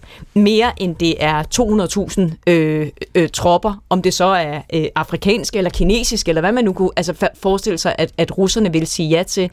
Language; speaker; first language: Danish; native; Danish